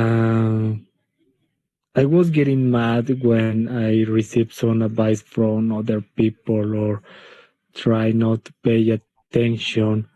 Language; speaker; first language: English; non-native, learner; Spanish